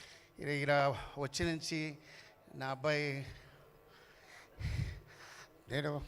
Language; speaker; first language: Telugu; non-native, local second language; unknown